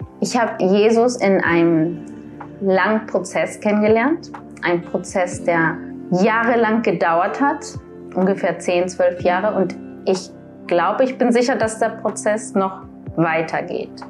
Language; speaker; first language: German; early bilingual, other home language; Spanish